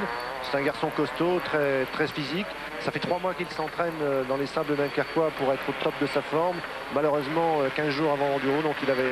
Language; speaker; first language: French; native; French